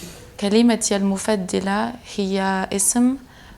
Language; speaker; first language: Arabic; non-native, learner; French